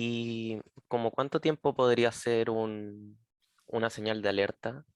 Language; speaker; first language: Spanish; native; Spanish